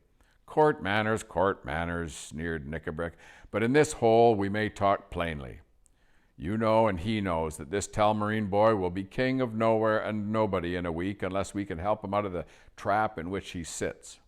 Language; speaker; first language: English; native; English